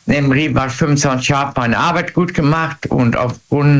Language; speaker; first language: German; native; German